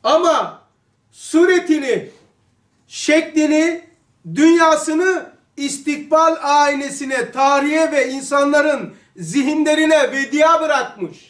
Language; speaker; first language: Turkish; native; Turkish